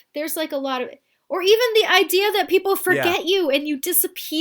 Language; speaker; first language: English; native; English